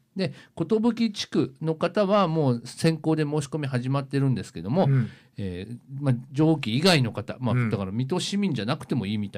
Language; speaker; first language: Japanese; native; Japanese